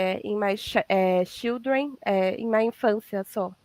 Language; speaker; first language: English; non-native, learner; Portuguese